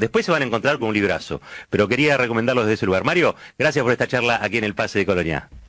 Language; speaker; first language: Spanish; native; Spanish